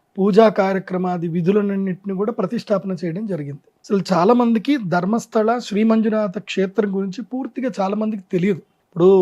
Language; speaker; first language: Telugu; non-native, local second language; Marwari